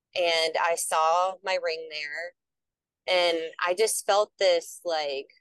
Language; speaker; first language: English; native; English